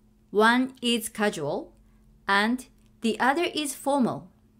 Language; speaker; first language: English; non-native, fluent; Japanese